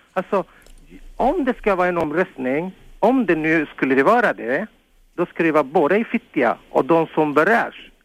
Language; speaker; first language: Swedish; non-native, fluent; Spanish